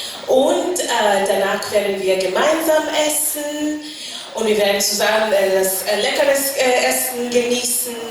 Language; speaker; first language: German; non-native, fluent; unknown